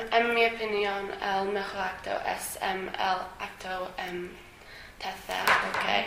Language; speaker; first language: Spanish; non-native, learner; English